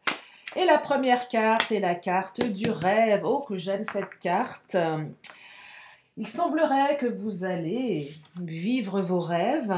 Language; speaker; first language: French; native; French